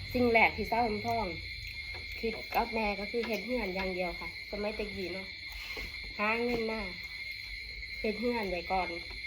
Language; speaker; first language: Thai; native; Thai